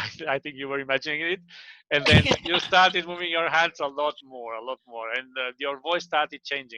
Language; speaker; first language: English; non-native, fluent; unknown